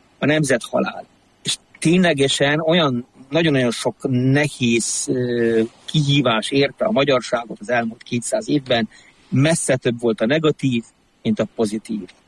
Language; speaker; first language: Hungarian; native; Hungarian